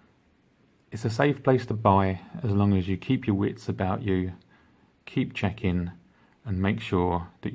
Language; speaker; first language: English; native; English